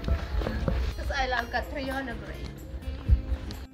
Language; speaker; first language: English; non-native, local second language; Filipino